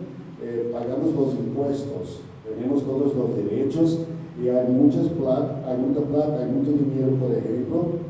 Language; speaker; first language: Spanish; non-native, learner; Portuguese